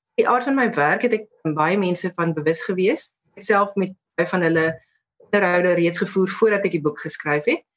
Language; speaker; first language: Afrikaans; native; Afrikaans